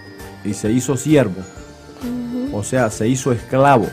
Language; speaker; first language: Spanish; native; Spanish